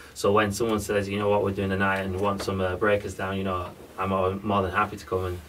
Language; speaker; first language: English; native; English